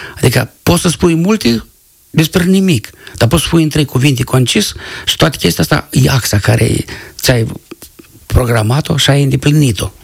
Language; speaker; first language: Romanian; native; Romanian